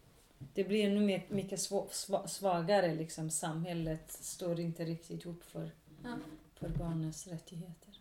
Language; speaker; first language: Swedish; non-native, local second language; Kurdish